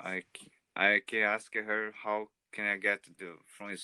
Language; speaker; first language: English; non-native, learner; Portuguese